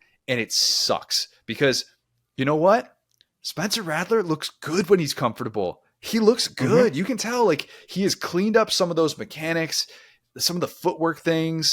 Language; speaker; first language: English; native; English